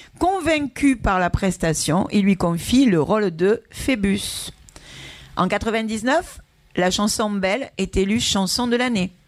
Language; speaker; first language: French; native; French